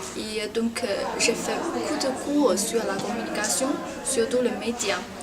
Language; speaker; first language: French; non-native, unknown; Chinese